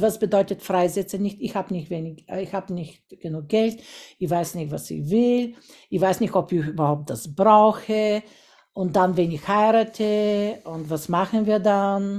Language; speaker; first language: German; non-native, fluent; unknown